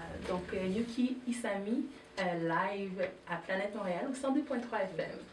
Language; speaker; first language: French; native; French